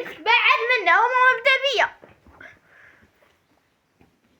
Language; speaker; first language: Arabic; native; Arabic